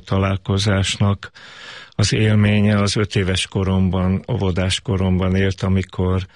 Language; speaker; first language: Hungarian; native; Hungarian